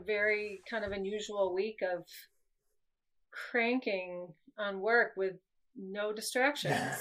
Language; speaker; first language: English; native; English